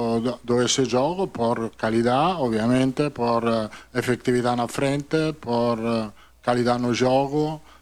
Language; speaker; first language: Portuguese; non-native, learner; Italian